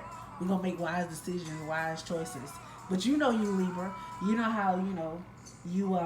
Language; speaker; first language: English; native; English